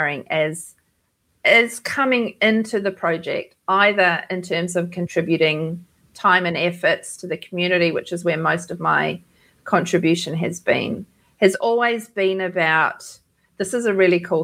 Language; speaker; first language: English; native; English